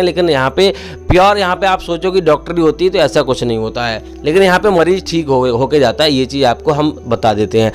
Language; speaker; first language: Hindi; native; Hindi